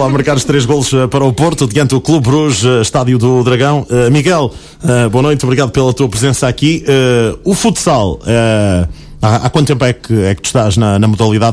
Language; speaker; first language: Portuguese; native; Portuguese